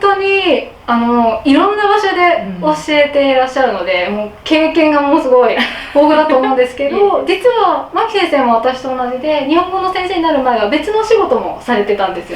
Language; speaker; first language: Japanese; native; Japanese